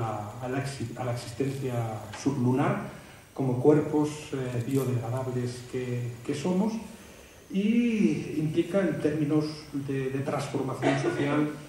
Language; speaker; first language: Spanish; native; Spanish